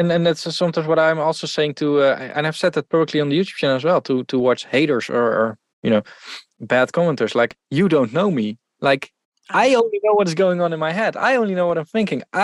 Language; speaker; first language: English; non-native, fluent; Dutch